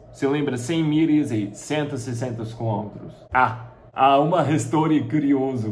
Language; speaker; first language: Portuguese; non-native, fluent; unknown